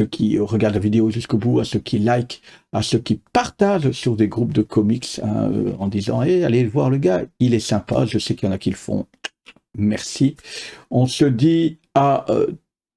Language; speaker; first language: French; native; French